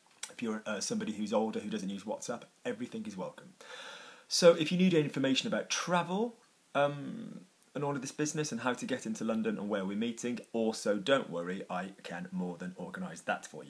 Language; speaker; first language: English; native; English